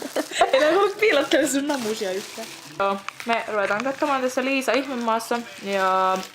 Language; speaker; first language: Finnish; native; Finnish